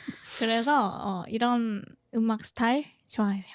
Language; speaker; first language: Korean; non-native, fluent; Thai